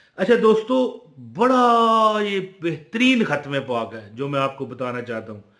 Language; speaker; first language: Urdu; non-native, local second language; Punjabi